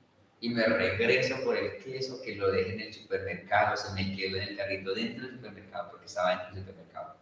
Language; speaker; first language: Spanish; native; Spanish